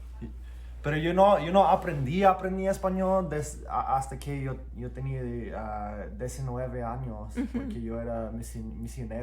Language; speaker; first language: Spanish; non-native, fluent; English